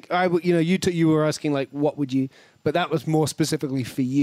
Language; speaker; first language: English; native; English